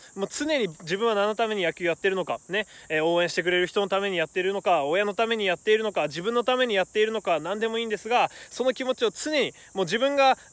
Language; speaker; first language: Japanese; native; Japanese